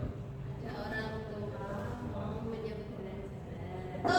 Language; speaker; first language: Indonesian; native; Indonesian